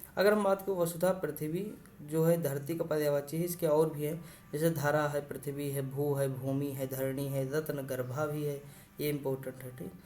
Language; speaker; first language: Hindi; native; Hindi